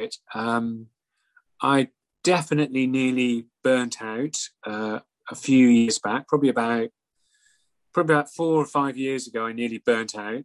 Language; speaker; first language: English; native; English